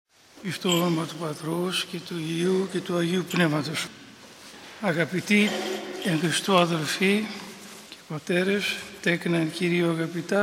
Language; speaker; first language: Greek; native; Greek